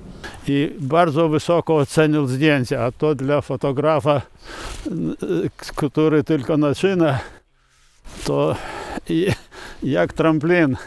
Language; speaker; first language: Polish; non-native, learner; Lithuanian